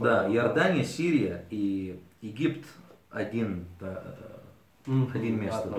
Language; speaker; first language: Russian; early bilingual, heritage; Arabic